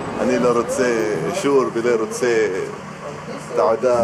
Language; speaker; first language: Hebrew; non-native, learner; Arabic